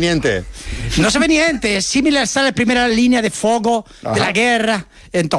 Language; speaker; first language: Spanish; native; Spanish